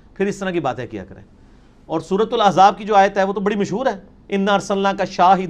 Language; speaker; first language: Urdu; native; Urdu